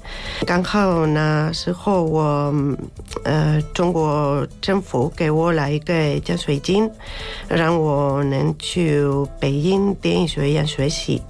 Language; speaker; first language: Chinese; non-native, fluent; Spanish